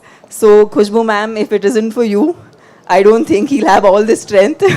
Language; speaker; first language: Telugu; non-native, fluent; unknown